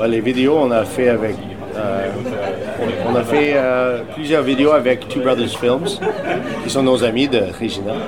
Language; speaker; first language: French; non-native, local second language; English